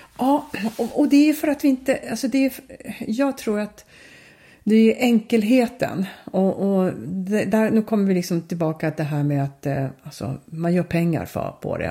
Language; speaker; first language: Swedish; early bilingual, other home language; Finnish